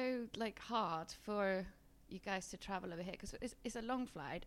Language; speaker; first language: English; non-native, fluent; Icelandic